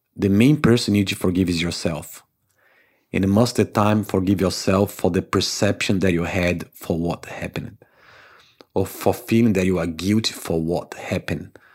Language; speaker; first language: English; non-native, fluent; Portuguese